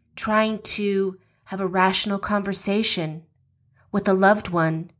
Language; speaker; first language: English; native; English